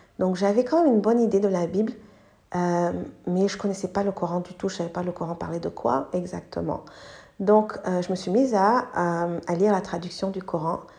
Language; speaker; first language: French; non-native, local second language; English